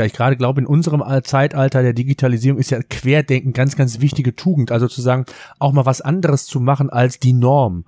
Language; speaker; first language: German; native; German